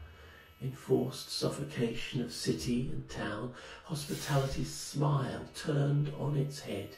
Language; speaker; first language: English; native; English